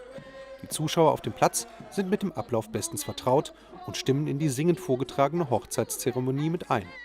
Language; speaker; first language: German; native; German